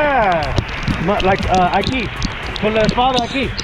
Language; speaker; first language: Spanish; non-native, learner; English